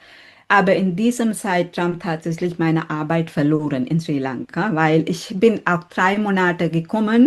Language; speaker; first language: German; non-native, fluent; Sinhala